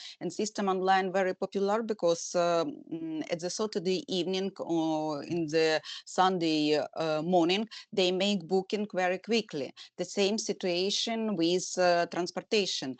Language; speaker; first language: English; non-native, learner; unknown